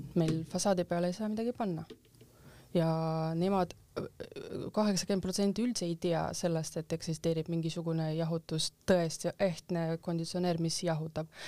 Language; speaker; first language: Estonian; non-native, local second language; Russian